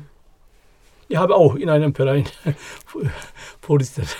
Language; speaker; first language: German; non-native, learner; Turkish